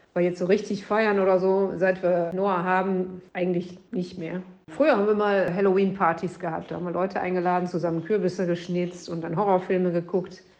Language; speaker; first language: German; native; German